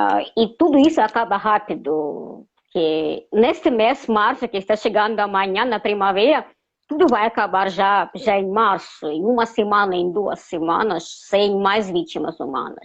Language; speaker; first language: Portuguese; non-native, fluent; Russian